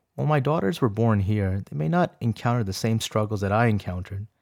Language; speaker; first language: English; early bilingual, other home language; Urdu